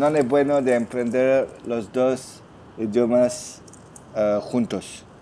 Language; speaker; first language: Spanish; non-native, learner; French